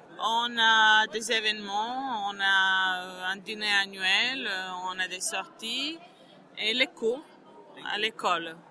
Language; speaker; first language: French; non-native, fluent; Croatian